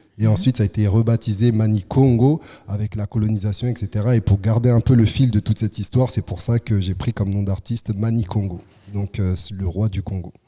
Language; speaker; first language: French; early bilingual, other home language; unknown